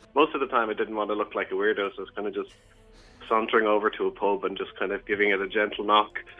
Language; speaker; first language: English; native; English